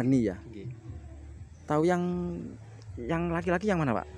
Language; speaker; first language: Indonesian; non-native, local second language; Javanese